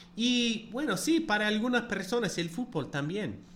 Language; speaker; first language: Spanish; non-native, fluent; English